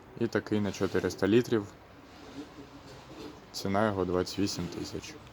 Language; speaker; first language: Ukrainian; native; Ukrainian